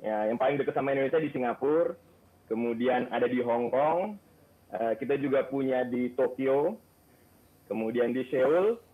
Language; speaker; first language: Indonesian; native; Indonesian